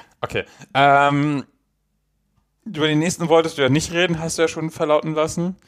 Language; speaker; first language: German; native; German